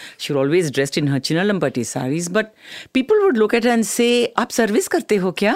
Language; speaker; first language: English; non-native, local second language; Tamil